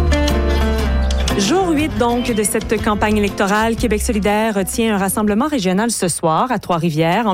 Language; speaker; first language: French; native; French